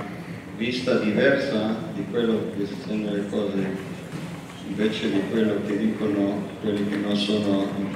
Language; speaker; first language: Italian; non-native, fluent; Spanish